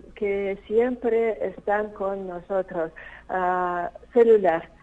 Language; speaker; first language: Spanish; non-native, fluent; Russian